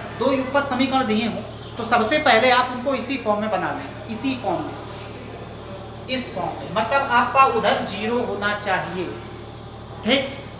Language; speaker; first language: Hindi; native; Hindi